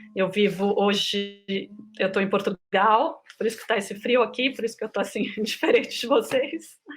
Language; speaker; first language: Portuguese; native; Portuguese